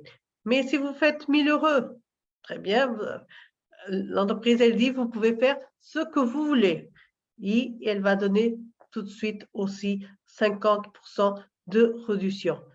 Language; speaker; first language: French; non-native, learner; Portuguese